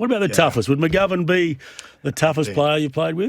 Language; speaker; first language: English; native; English